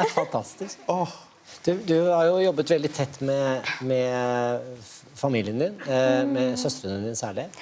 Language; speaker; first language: Norwegian; native; Norwegian